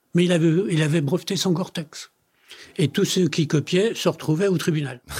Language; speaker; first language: French; native; French